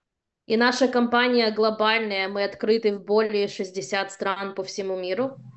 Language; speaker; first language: Russian; early bilingual, heritage; Russian